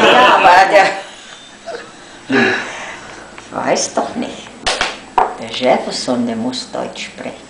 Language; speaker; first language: German; early bilingual, heritage; German